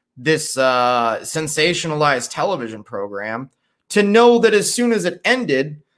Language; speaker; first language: English; native; English